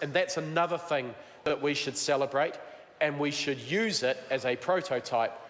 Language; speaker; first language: English; native; English